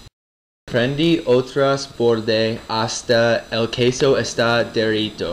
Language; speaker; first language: Spanish; non-native, learner; English